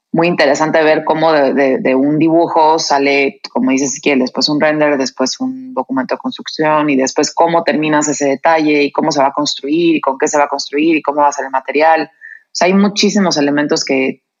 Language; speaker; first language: Spanish; native; Spanish